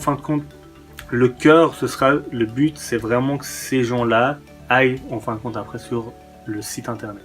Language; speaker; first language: French; early bilingual, other home language; Persian